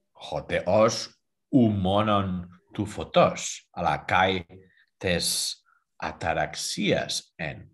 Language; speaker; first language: Greek; non-native, learner; German